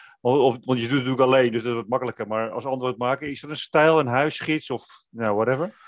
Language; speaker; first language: Dutch; native; Dutch